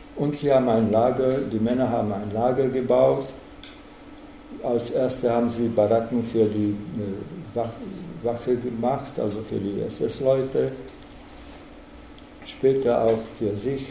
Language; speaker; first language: German; non-native, fluent; Czech